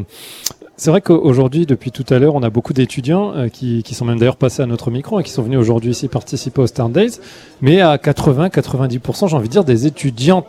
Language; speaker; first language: French; native; French